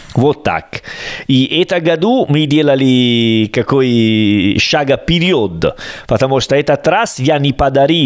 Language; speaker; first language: Russian; non-native, learner; Italian